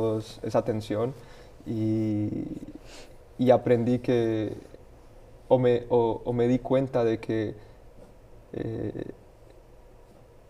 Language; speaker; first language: Spanish; early bilingual, heritage; Spanish